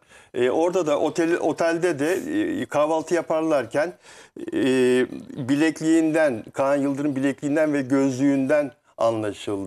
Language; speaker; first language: Turkish; native; Turkish